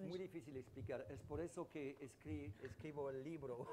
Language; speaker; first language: Spanish; non-native, learner; French